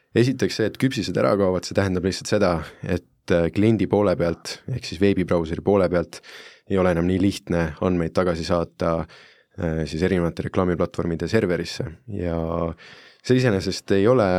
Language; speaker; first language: Estonian; non-native, fluent; Italian